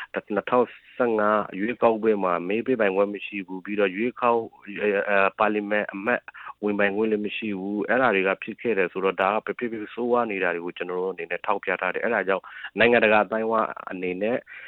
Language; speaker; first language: Burmese; non-native, local second language; Rohingya